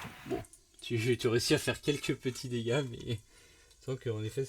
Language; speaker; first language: French; native; French